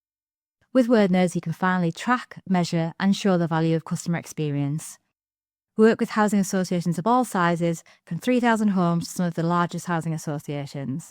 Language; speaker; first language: English; native; English